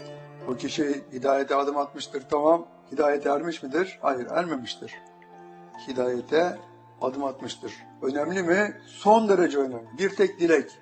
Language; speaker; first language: Turkish; native; Turkish